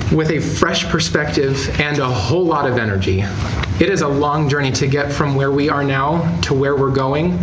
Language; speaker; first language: English; native; English